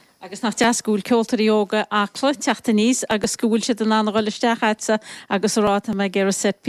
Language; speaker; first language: Irish; native; Irish